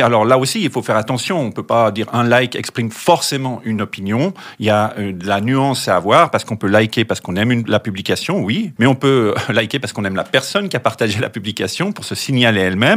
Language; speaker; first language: French; native; French